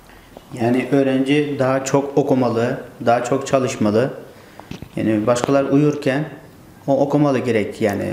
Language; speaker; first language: Turkish; non-native, fluent; Uyghur